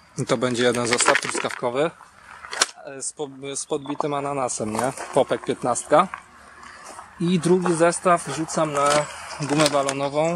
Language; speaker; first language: Polish; native; Polish